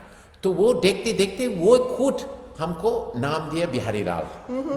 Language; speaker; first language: Hindi; non-native, fluent; English